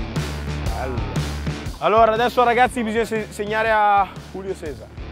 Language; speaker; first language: Italian; native; Italian